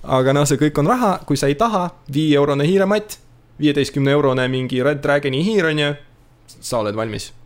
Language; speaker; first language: Estonian; non-native, local second language; Russian